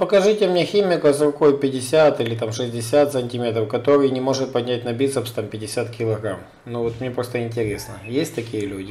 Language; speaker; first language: Russian; native; Russian